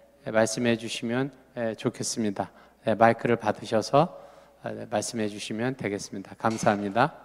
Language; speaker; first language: Korean; native; Korean